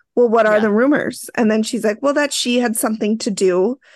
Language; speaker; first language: English; native; English